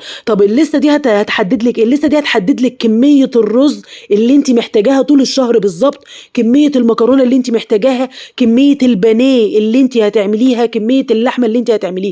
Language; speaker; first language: Arabic; native; Arabic